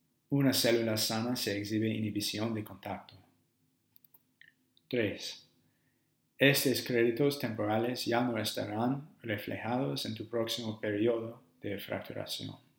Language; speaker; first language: Spanish; non-native, fluent; English